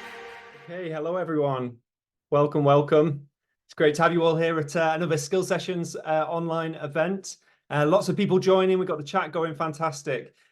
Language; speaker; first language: English; native; English